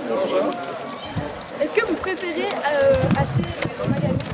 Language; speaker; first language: French; native; French